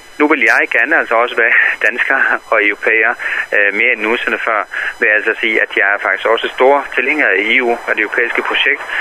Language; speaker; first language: Danish; non-native, fluent; Arabic